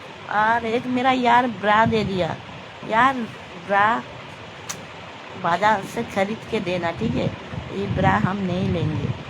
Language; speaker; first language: Hindi; non-native, local second language; Bangla